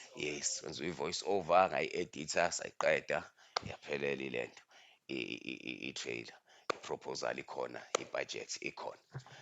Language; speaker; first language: Zulu; native; Zulu